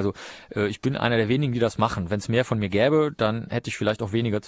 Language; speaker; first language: German; native; German